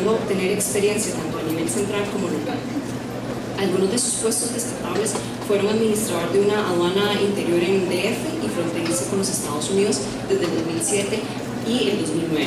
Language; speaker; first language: Spanish; native; Spanish